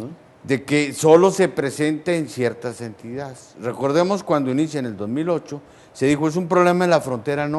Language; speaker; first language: Spanish; native; Spanish